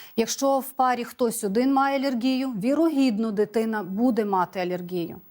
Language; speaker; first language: Ukrainian; native; Ukrainian